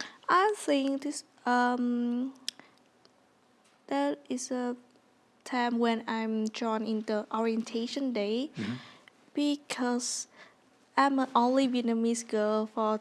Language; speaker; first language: English; non-native, learner; Vietnamese